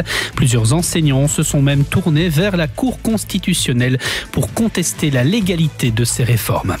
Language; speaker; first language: French; native; French